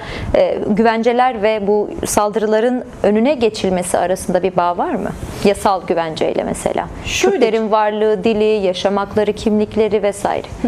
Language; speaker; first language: Turkish; native; Turkish